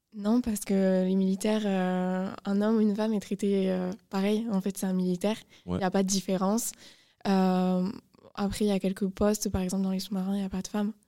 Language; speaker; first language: French; native; French